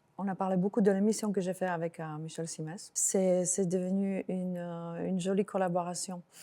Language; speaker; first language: French; non-native, fluent; Slovak